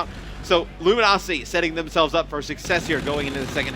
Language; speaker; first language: English; native; English